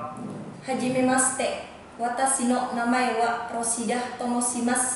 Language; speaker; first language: Japanese; non-native, learner; Indonesian